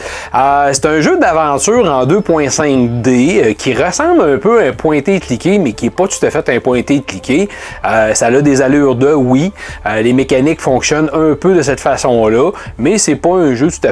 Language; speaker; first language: French; native; French